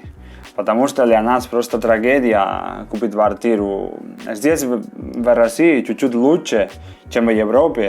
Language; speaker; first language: Russian; non-native, fluent; Spanish